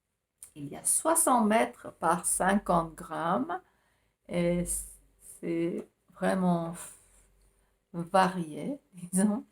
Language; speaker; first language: French; non-native, fluent; Finnish